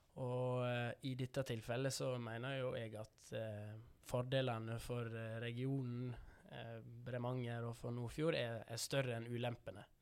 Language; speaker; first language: Norwegian; early bilingual, other home language; Dutch